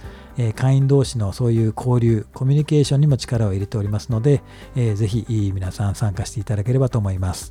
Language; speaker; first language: Japanese; native; Japanese